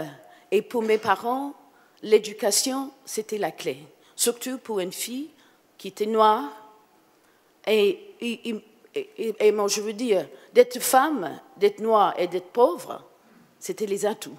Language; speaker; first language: French; non-native, fluent; English